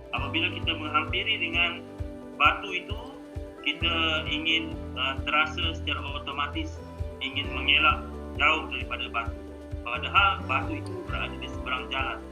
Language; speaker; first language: Malay; native; Malay